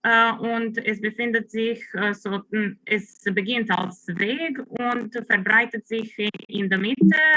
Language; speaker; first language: German; non-native, fluent; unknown